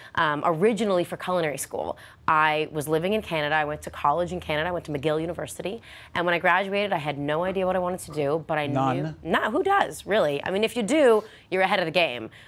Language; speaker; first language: English; native; English